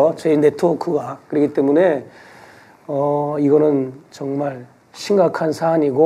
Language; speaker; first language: Korean; native; Korean